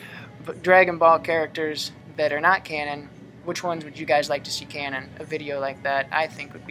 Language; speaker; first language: English; native; English